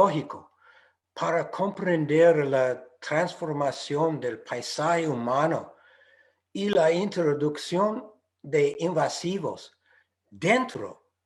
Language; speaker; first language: Spanish; non-native, fluent; English